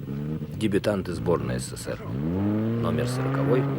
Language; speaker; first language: Russian; native; Russian